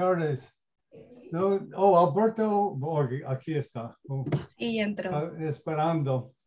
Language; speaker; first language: Spanish; non-native, fluent; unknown